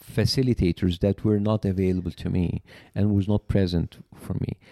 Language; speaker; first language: English; non-native, fluent; Arabic